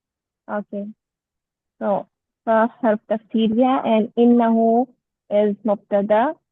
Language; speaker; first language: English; non-native, learner; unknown